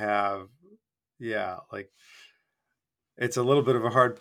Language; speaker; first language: English; non-native, local second language; Bangla